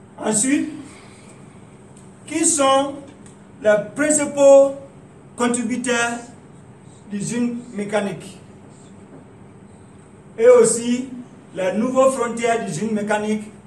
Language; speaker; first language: French; non-native, learner; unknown